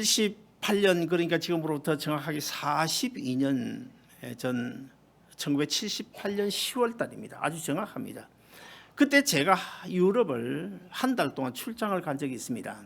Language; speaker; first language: Korean; native; Korean